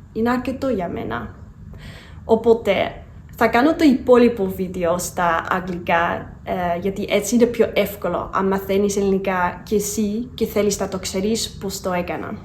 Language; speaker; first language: Greek; non-native, fluent; Dutch